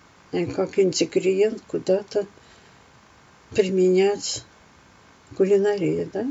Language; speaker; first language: Russian; native; Russian